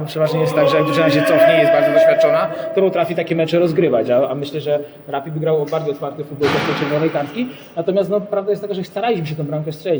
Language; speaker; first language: Polish; native; Polish